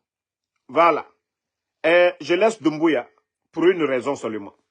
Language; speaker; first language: French; non-native, local second language; Mandingo